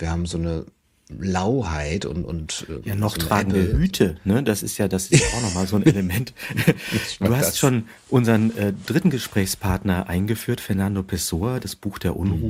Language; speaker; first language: German; native; German